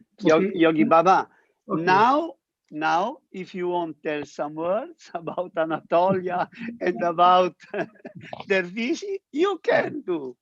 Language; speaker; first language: English; non-native, learner; Italian